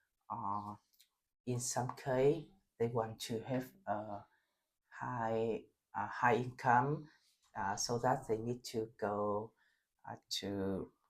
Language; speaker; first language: English; non-native, learner; Vietnamese